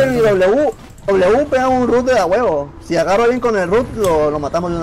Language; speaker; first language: Spanish; native; Spanish